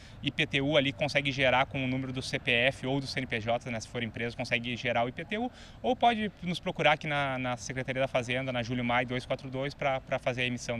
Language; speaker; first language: Portuguese; native; Portuguese